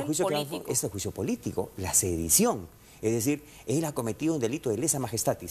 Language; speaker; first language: Spanish; native; Spanish